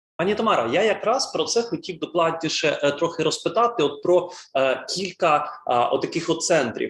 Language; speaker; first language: Ukrainian; native; Ukrainian